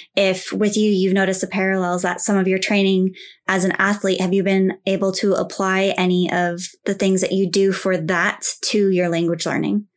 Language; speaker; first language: English; native; English